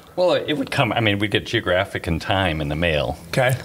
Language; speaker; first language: English; native; English